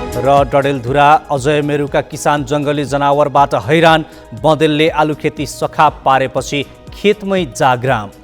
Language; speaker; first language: Nepali; native; Nepali